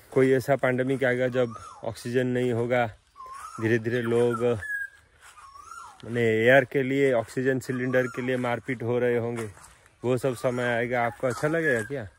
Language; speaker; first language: Hindi; non-native, local second language; Odia